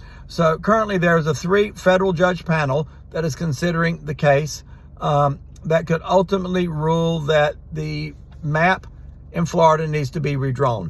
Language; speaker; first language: English; native; English